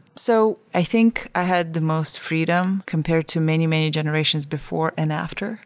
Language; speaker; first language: English; non-native, fluent; Russian